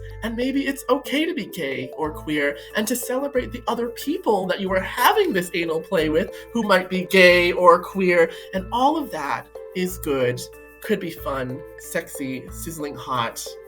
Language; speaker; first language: English; native; English